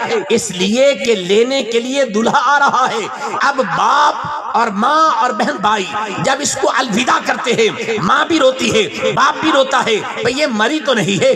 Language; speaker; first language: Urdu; non-native, local second language; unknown